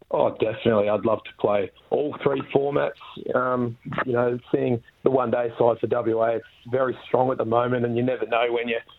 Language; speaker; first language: English; native; English